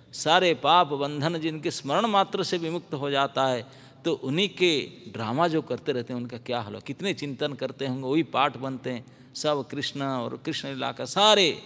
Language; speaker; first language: Hindi; non-native, local second language; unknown